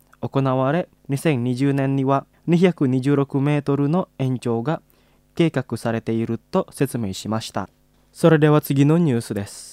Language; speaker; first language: Japanese; non-native, fluent; Indonesian